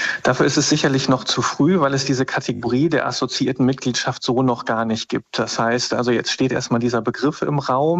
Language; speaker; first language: German; native; German